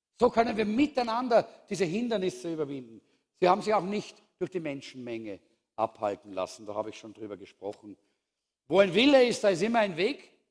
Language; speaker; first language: German; native; German